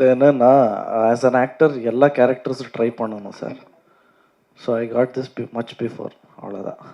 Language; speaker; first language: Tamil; non-native, learner; Kannada